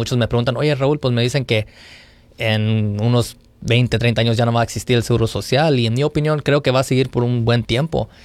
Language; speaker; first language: Spanish; early bilingual, heritage; Spanish